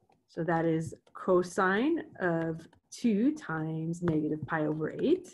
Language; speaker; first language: English; native; English